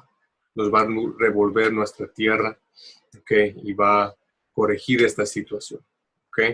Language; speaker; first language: Spanish; early bilingual, heritage; Spanish